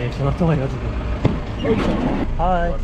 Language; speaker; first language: Korean; native; Korean